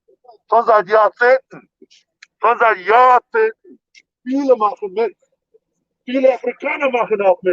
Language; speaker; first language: German; non-native, fluent; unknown